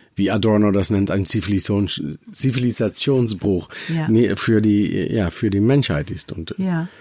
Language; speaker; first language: German; non-native, learner; Dutch